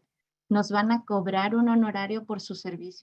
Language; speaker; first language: Spanish; native; Spanish